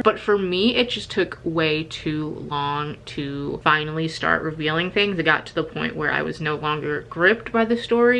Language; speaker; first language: English; native; English